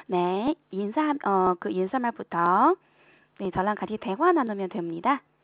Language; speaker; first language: Korean; non-native, fluent; Chinese